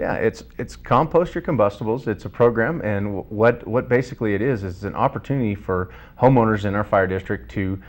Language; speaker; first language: English; native; English